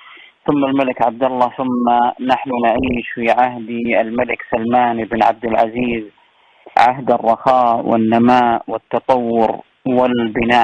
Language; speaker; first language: Arabic; native; Arabic